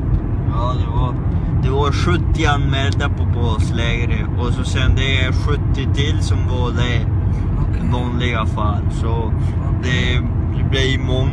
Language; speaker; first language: Swedish; non-native, fluent; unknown